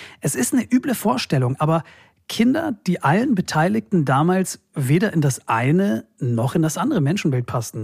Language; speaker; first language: German; native; German